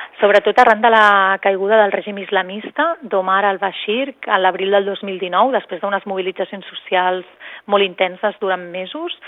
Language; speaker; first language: Catalan; native; Catalan